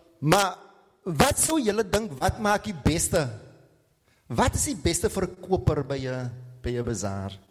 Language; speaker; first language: Afrikaans; native; Afrikaans